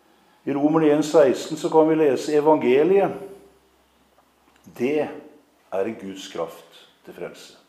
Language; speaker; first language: Norwegian; native; Norwegian